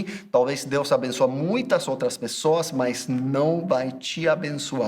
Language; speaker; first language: Portuguese; non-native, fluent; English